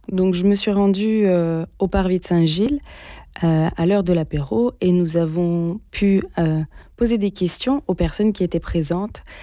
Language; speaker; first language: French; non-native, fluent; Italian